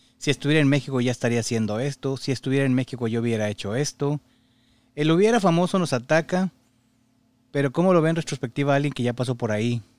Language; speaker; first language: Spanish; native; Spanish